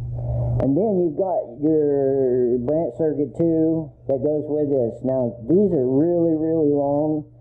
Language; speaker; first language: English; native; English